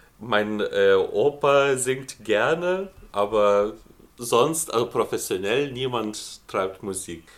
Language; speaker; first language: German; non-native, fluent; Lithuanian